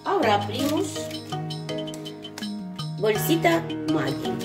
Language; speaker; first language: Spanish; non-native, learner; Ukrainian